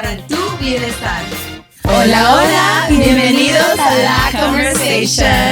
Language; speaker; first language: Spanish; native; Spanish